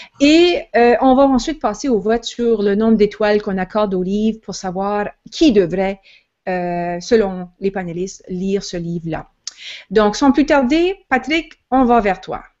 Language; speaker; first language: French; native; French